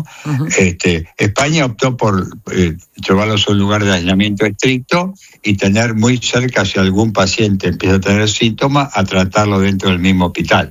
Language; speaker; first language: Spanish; native; Spanish